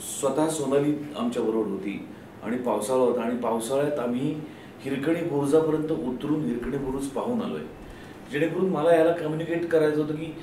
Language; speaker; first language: Marathi; native; Marathi